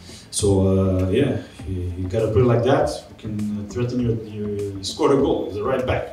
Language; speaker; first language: English; non-native, local second language; French